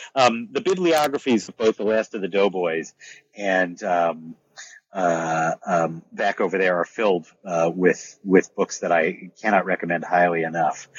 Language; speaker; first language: English; native; English